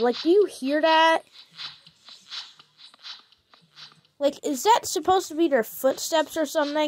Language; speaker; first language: English; native; English